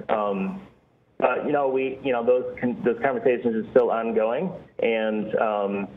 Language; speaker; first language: English; native; English